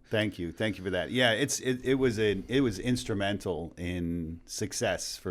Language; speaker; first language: English; native; English